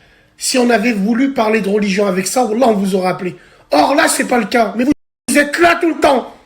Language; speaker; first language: French; native; French